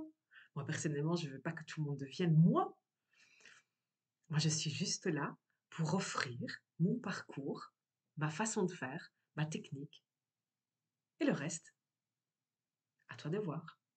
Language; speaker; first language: French; native; French